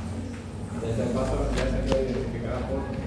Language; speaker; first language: Spanish; native; Spanish